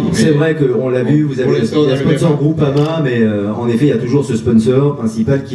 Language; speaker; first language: French; native; French